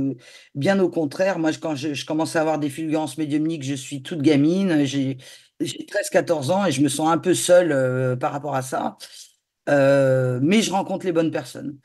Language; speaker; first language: French; native; French